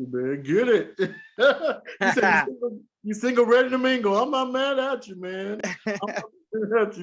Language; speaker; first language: English; native; English